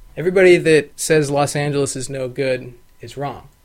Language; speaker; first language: English; native; English